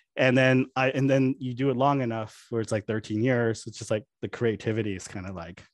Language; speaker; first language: English; native; English